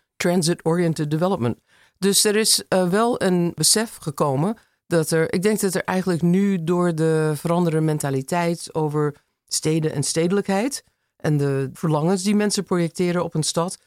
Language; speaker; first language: Dutch; non-native, fluent; English